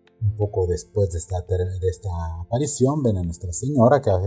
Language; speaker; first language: Spanish; native; Spanish